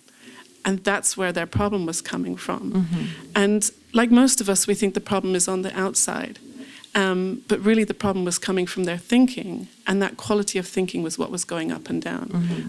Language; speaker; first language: English; native; English